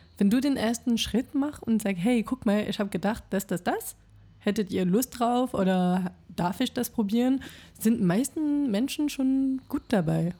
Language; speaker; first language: German; non-native, fluent; French